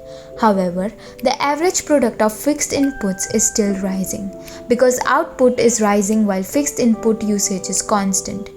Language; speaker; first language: English; non-native, local second language; Gujarati